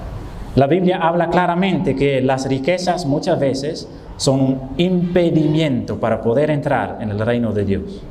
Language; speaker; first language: Spanish; non-native, fluent; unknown